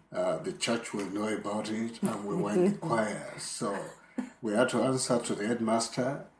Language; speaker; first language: English; non-native, local second language; Yoruba